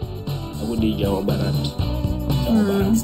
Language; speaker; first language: Indonesian; non-native, learner; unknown